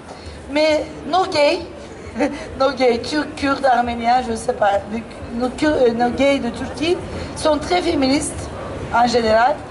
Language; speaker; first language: French; non-native, fluent; Turkish